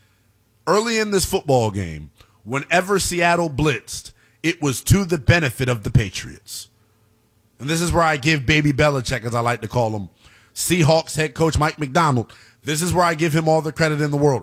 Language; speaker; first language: English; native; English